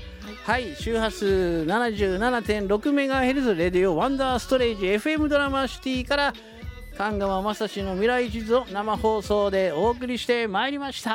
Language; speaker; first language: Japanese; native; Japanese